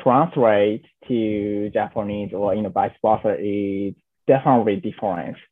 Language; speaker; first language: English; non-native, learner; Japanese